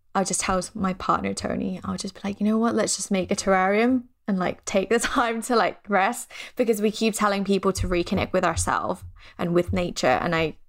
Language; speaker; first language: English; non-native, fluent; Thai